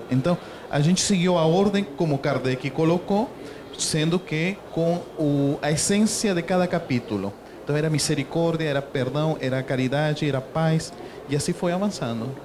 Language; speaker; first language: Portuguese; non-native, fluent; Spanish